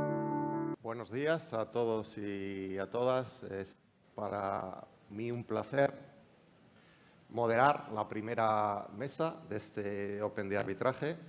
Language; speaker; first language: Spanish; native; Spanish